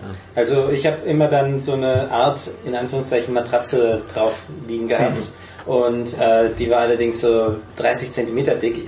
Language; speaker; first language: German; native; German